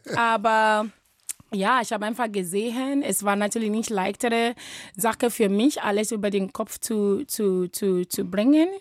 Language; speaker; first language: German; non-native, fluent; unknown